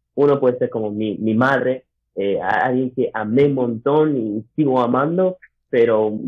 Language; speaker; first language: Spanish; early bilingual, other home language; English